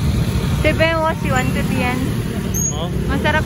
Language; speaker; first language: Chinese; non-native, learner; Filipino